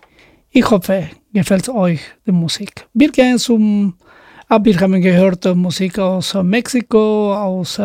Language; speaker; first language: German; non-native, learner; Spanish